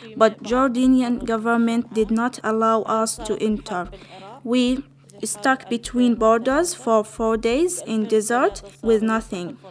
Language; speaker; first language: English; non-native, fluent; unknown